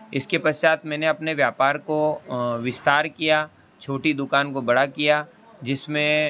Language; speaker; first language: Hindi; native; Hindi